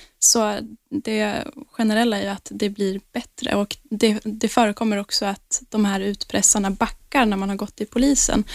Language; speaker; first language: Swedish; native; Swedish